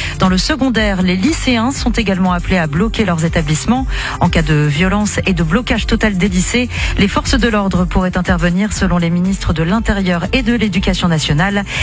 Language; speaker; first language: French; native; French